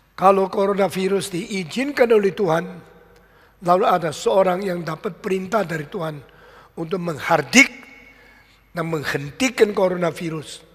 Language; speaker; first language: Indonesian; early bilingual, other home language; Min Nan Chinese